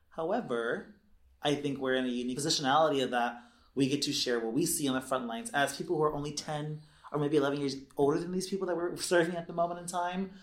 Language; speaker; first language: English; native; English